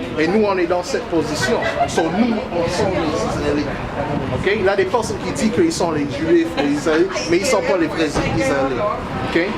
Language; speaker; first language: French; non-native, learner; English